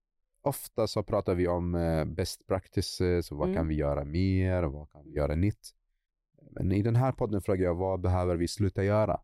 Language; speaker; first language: Swedish; non-native, fluent; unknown